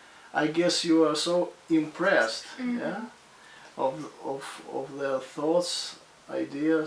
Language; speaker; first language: English; non-native, fluent; Russian